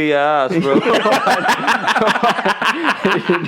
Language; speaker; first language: English; native; English